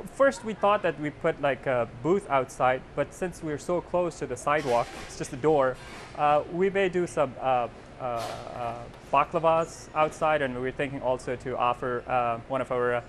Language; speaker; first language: English; non-native, local second language; Persian